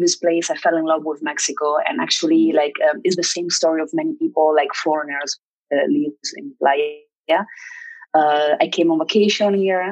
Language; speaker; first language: English; non-native, fluent; Italian